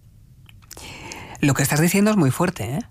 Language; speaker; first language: Spanish; native; Spanish